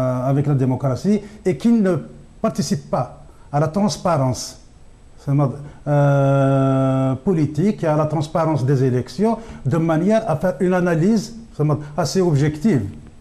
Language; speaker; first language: French; non-native, local second language; Kabyle